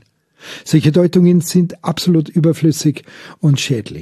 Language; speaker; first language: German; native; German